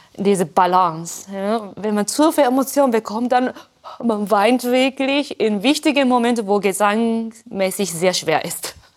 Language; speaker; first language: German; non-native, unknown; Japanese